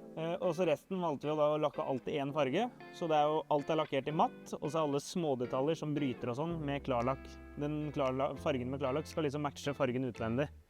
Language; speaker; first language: Norwegian; native; Norwegian